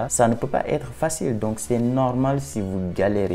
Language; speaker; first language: French; non-native, local second language; Wolof